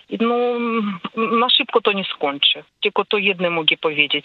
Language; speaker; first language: Polish; non-native, learner; Ukrainian